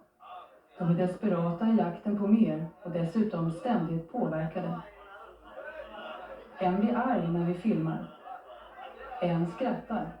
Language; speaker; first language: Swedish; native; Swedish